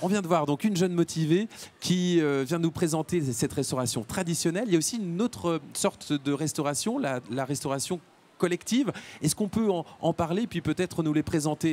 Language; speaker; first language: French; native; French